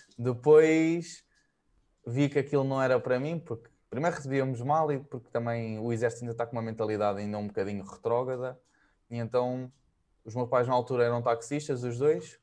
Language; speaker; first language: Portuguese; native; Portuguese